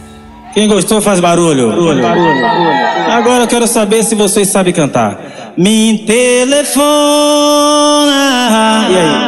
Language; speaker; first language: Portuguese; native; Portuguese